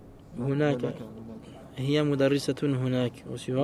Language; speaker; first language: Arabic; non-native, fluent; French